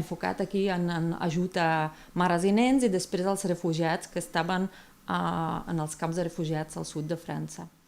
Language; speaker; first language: Catalan; non-native, fluent; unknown